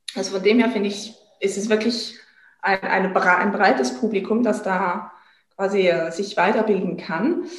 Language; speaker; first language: German; non-native, fluent; French